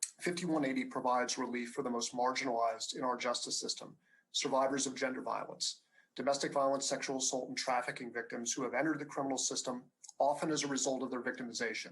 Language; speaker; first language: English; native; English